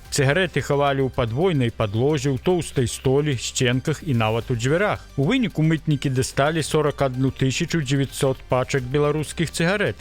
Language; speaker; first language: Belarusian; native; Belarusian